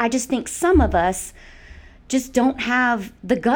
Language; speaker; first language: English; native; English